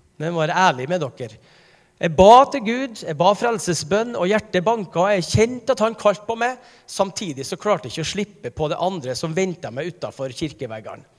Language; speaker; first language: Norwegian; native; Norwegian